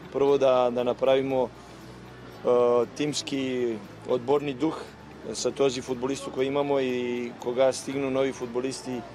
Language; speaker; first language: Bulgarian; non-native, learner; Macedonian